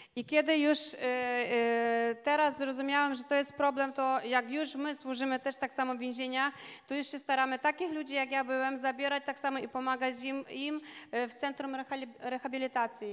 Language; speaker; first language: Polish; non-native, learner; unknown